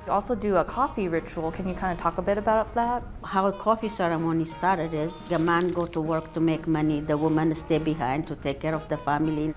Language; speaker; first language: English; non-native, fluent; Amharic